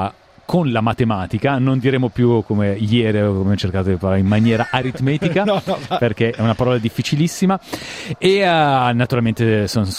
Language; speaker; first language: Italian; native; Italian